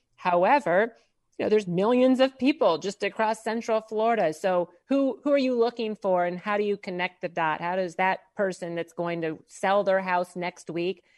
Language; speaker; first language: English; native; English